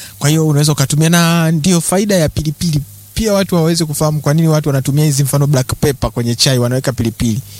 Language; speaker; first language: Swahili; native; Swahili